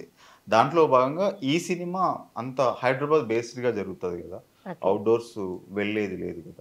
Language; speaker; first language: Telugu; native; Telugu